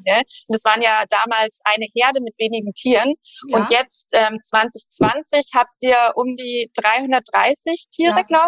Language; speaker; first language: German; native; German